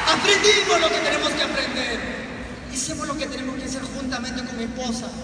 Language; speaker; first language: Spanish; non-native, local second language; Quechua